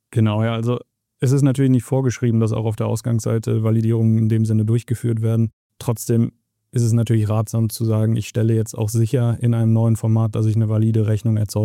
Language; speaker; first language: German; native; German